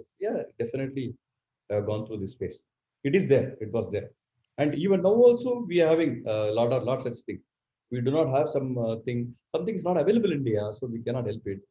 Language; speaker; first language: English; non-native, local second language; Tamil